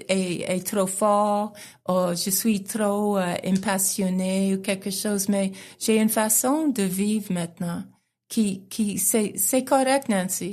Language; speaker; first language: French; non-native, local second language; English